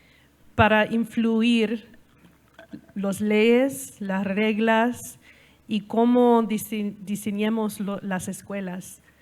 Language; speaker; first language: Spanish; non-native, learner; English